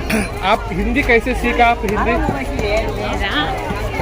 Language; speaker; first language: Hindi; non-native, local second language; Telugu